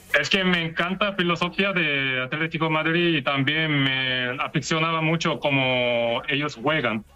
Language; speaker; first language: Spanish; non-native, learner; Korean